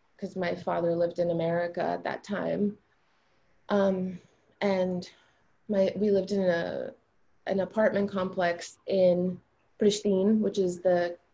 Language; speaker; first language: English; early bilingual, other home language; Albanian